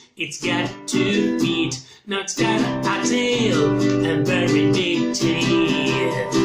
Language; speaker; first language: English; non-native, fluent; Spanish